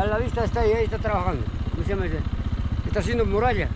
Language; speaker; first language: Spanish; native; Spanish